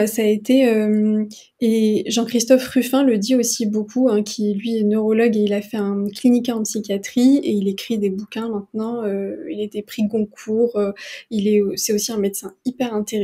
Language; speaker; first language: French; non-native, local second language; Arabic